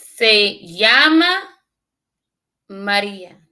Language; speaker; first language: Spanish; non-native, learner; English